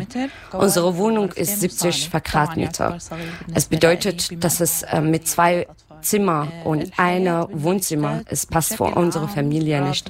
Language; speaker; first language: German; non-native, learner; Arabic